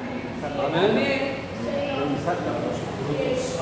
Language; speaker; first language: Spanish; non-native, learner; Korean